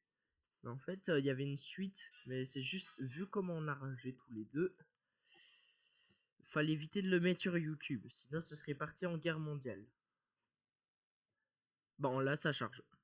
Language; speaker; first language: French; native; French